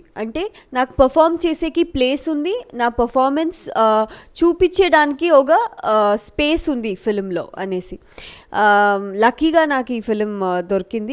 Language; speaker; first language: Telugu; non-native, local second language; Kannada